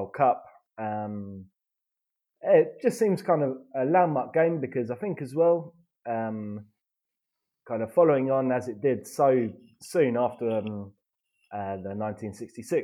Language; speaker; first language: English; native; English